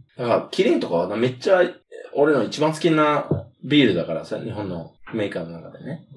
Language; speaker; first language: Japanese; non-native, fluent; English